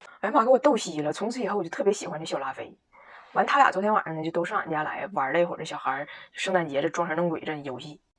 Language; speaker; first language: Chinese; native; Chinese